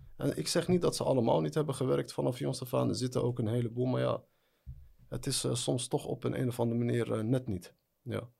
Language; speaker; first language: Dutch; early bilingual, other home language; Arabic